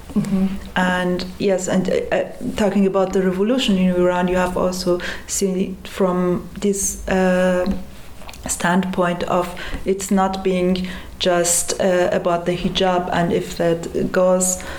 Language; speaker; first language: English; non-native, fluent; Persian